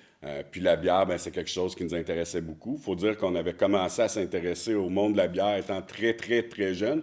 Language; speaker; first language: French; native; French